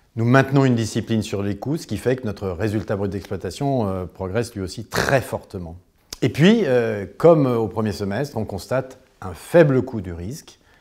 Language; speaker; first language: French; native; French